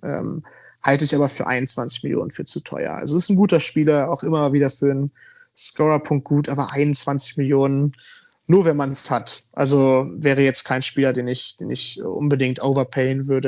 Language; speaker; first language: German; native; German